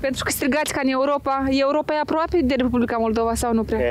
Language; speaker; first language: Romanian; native; Romanian